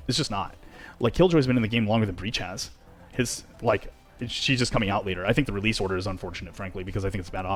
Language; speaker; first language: English; native; English